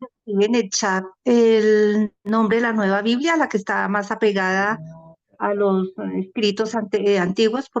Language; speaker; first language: Spanish; native; Spanish